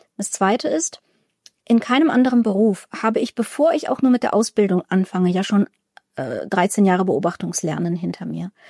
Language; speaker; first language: German; early bilingual, other home language; Russian